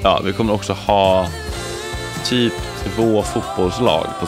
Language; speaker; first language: Swedish; native; Swedish